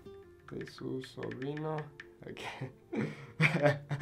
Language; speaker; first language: Spanish; non-native, fluent; English